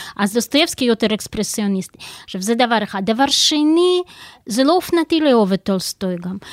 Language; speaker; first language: Hebrew; non-native, fluent; Russian